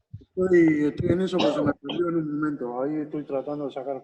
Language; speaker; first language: Spanish; native; Spanish